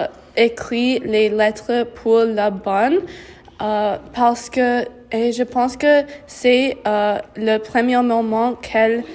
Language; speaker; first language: French; non-native, learner; English